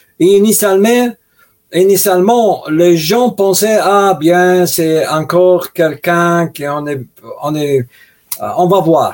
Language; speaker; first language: French; non-native, learner; Russian